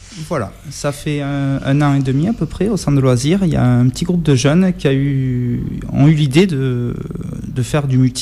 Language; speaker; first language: French; native; French